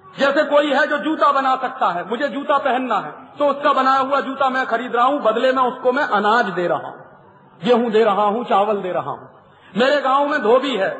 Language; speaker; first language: Hindi; native; Hindi